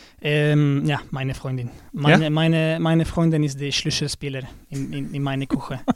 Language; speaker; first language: German; non-native, learner; Swedish